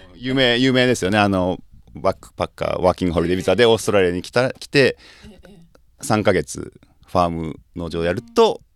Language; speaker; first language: Japanese; native; Japanese